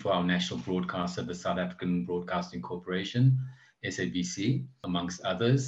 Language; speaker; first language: English; native; English